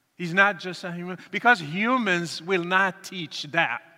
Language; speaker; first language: English; non-native, fluent; Arabic